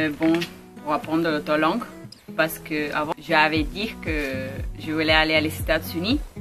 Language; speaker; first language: French; non-native, learner; Spanish